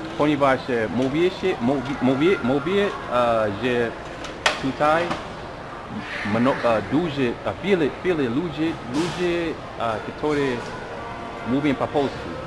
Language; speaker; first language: Polish; non-native, learner; English